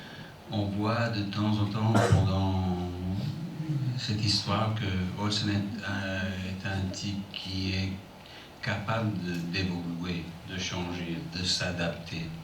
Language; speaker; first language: French; non-native, fluent; English